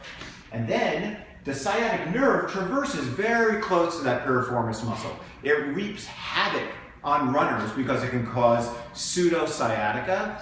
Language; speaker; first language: English; native; English